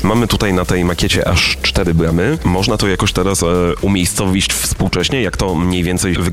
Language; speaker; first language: Polish; native; Polish